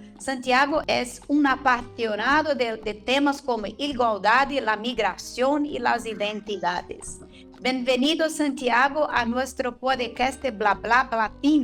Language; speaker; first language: Spanish; non-native, fluent; Portuguese